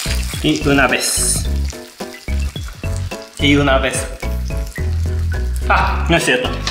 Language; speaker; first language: Spanish; non-native, learner; Japanese